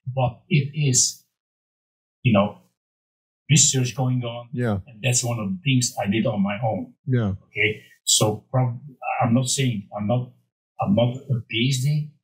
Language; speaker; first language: English; non-native, fluent; Romanian